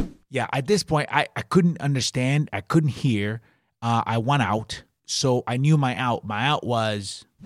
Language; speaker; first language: English; early bilingual, other home language; Spanish